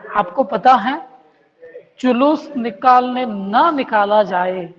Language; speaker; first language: Hindi; non-native, local second language; Kannada